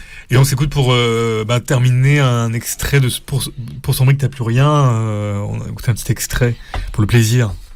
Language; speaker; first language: French; native; French